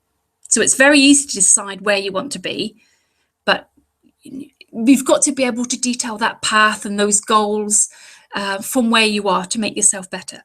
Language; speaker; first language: English; native; English